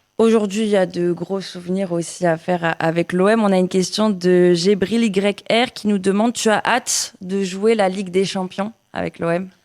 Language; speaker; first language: French; native; French